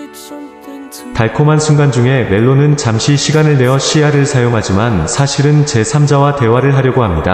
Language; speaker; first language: Korean; non-native, learner; Filipino